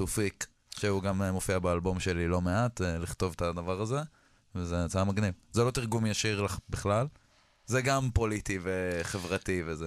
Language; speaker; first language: Hebrew; non-native, local second language; Arabic